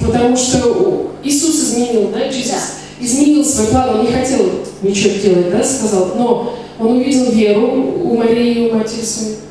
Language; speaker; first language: Russian; native; Russian